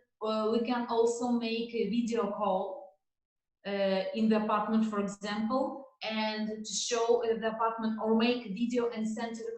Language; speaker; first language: English; non-native, learner; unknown